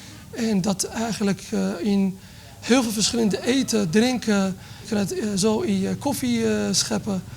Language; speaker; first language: Dutch; early bilingual, other home language; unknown